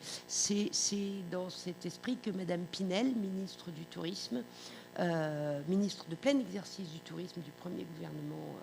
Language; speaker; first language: French; native; French